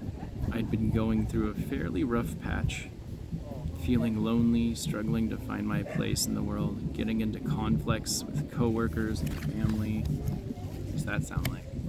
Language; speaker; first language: English; native; English